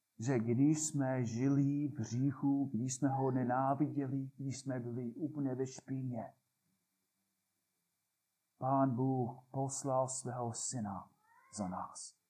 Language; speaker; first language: Czech; non-native, fluent; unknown